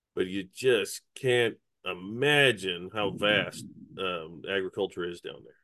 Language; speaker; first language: English; native; English